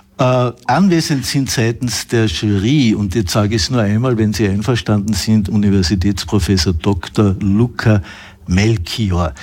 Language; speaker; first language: German; native; German